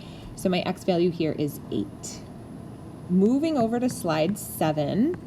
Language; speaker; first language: English; native; English